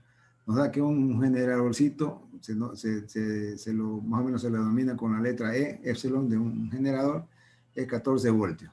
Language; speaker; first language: Spanish; native; Spanish